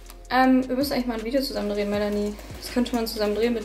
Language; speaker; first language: German; native; German